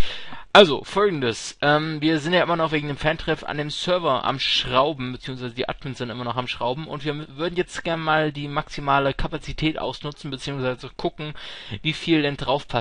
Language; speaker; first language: German; native; German